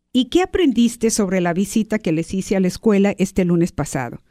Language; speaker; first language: Spanish; native; Spanish